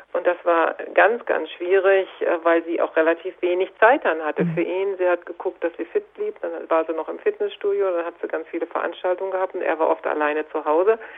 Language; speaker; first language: German; native; German